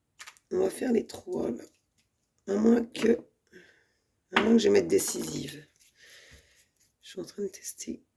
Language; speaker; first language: French; native; French